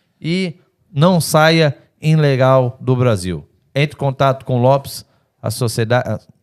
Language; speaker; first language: Portuguese; native; Portuguese